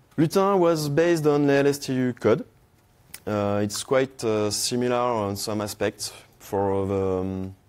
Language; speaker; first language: English; non-native, fluent; French